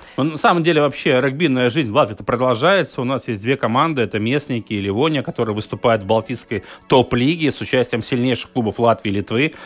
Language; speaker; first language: Russian; native; Russian